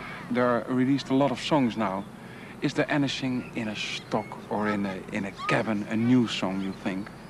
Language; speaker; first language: English; non-native, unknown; Dutch